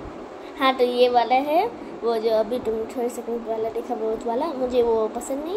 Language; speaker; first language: Hindi; native; Hindi